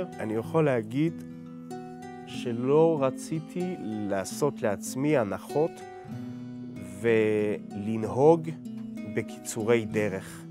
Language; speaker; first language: Hebrew; early bilingual, other home language; French